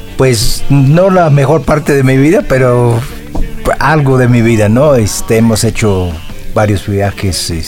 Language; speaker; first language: Spanish; non-native, fluent; English